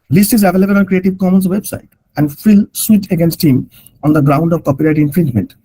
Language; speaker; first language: English; non-native, local second language; Bangla